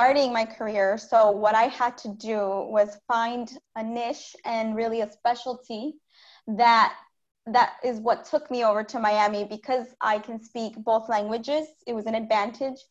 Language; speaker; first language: English; native; English